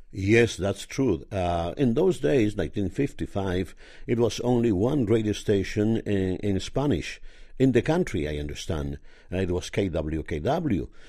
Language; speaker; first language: English; non-native, fluent; Spanish